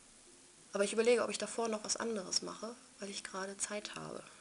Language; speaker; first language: German; native; German